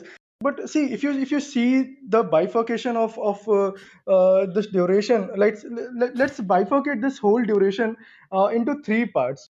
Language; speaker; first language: English; non-native, local second language; Hindi